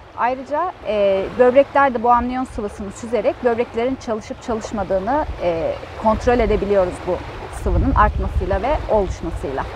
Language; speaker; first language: Turkish; native; Turkish